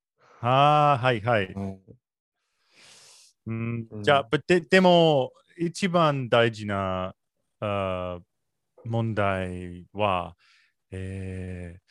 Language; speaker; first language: Japanese; non-native, learner; English